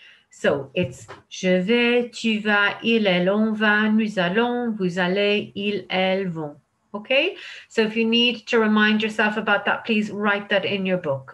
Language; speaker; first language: English; native; English